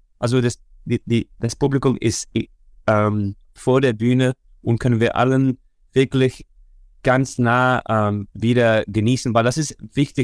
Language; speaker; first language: German; non-native, learner; Dutch